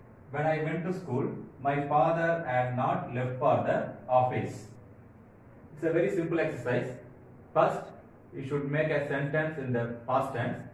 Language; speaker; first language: English; non-native, local second language; Tamil